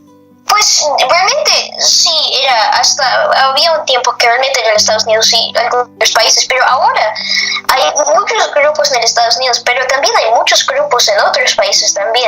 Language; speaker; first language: Spanish; non-native, fluent; English